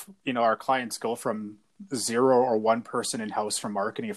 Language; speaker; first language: English; native; English